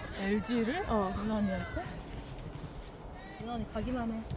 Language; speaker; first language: Korean; native; Korean